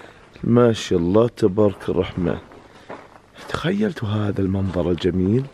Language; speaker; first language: Arabic; native; Arabic